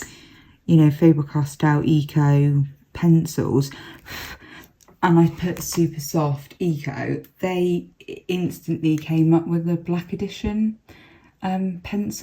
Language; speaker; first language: English; native; English